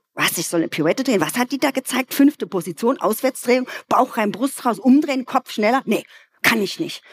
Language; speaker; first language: German; native; German